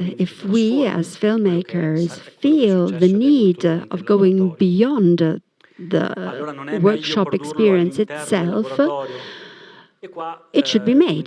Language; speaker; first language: English; non-native, fluent; Italian